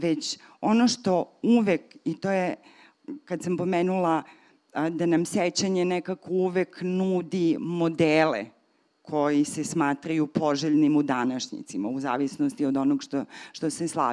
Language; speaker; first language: Serbian; native; Serbian